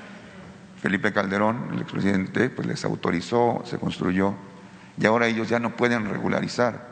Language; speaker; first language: Spanish; native; Spanish